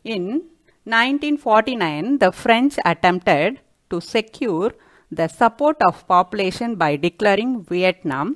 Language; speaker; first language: English; non-native, local second language; Tamil